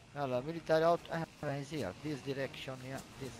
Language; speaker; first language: English; non-native, fluent; Italian